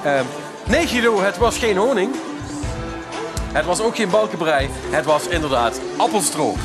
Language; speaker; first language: Dutch; native; Dutch